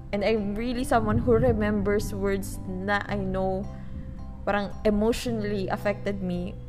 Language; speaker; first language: English; non-native, local second language; Filipino